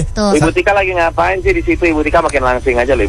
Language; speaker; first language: Indonesian; native; Indonesian